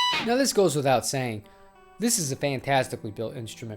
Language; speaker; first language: English; native; English